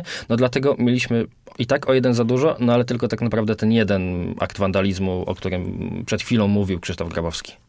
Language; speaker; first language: Polish; native; Polish